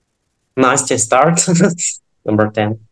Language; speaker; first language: English; non-native, learner; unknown